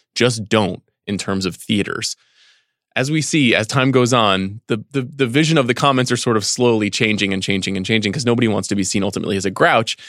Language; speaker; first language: English; native; English